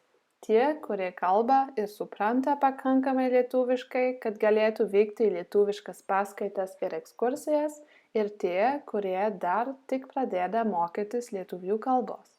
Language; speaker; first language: Lithuanian; non-native, fluent; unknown